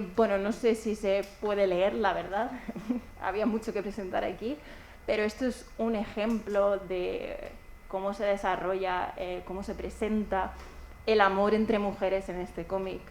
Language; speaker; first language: Spanish; native; Spanish